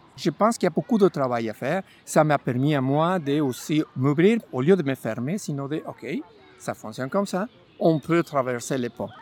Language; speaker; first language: French; non-native, fluent; Spanish